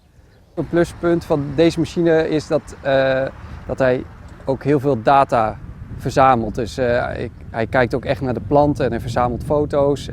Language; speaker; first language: Dutch; native; Dutch